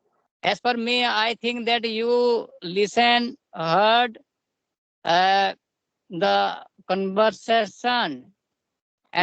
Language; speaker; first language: English; non-native, learner; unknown